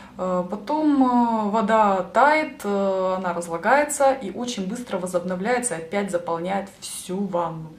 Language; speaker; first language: Russian; native; Russian